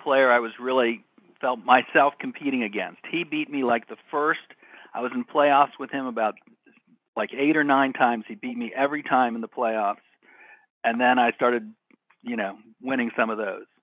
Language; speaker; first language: English; native; English